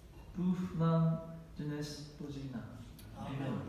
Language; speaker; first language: Czech; non-native, learner; Korean